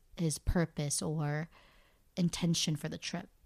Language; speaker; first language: English; native; English